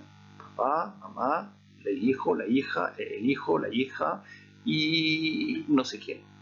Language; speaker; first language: Spanish; non-native, fluent; French